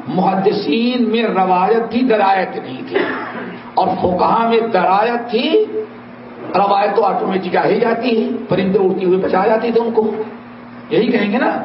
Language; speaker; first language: Urdu; native; Urdu